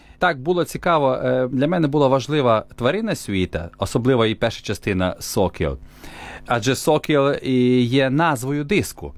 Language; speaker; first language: Ukrainian; native; Ukrainian